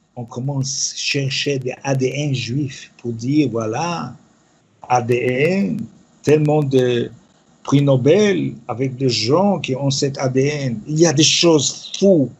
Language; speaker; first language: French; non-native, fluent; Yiddish